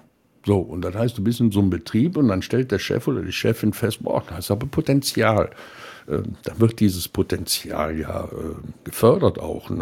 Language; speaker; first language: German; native; German